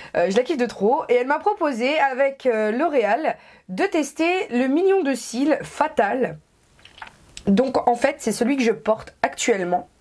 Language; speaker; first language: French; native; French